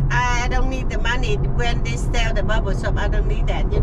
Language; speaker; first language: English; non-native, learner; Vietnamese